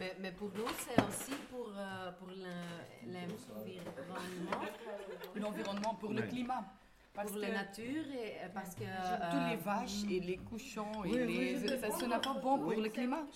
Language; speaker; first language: French; non-native, local second language; Dutch